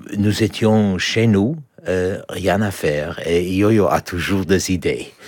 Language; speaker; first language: French; non-native, fluent; English